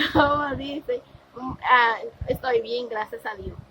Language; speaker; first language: Spanish; non-native, fluent; Haitian Creole